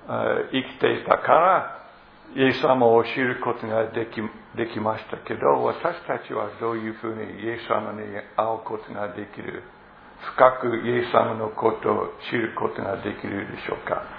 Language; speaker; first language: Japanese; non-native, fluent; English